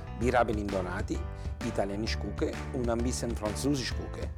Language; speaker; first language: German; non-native, learner; Italian